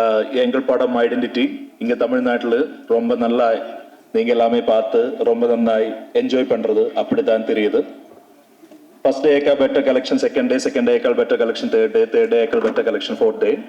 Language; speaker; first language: Tamil; non-native, learner; Malayalam